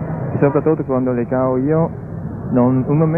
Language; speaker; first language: Spanish; non-native, learner; German